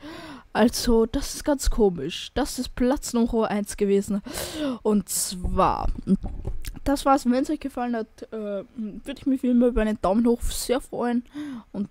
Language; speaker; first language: German; native; German